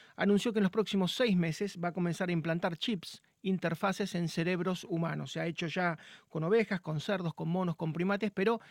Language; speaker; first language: Spanish; native; Spanish